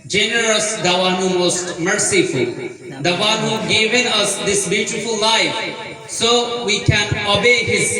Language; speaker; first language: English; non-native, local second language; Bangla